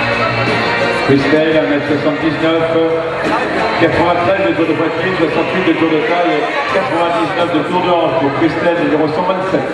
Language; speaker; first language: French; native; French